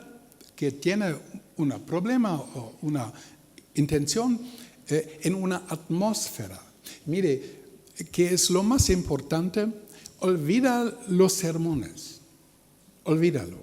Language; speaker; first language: Spanish; non-native, learner; German